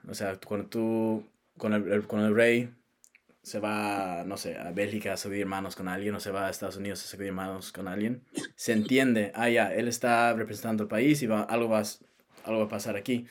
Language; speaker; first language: Spanish; non-native, fluent; English